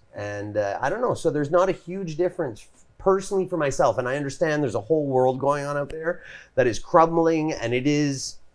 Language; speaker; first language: English; native; English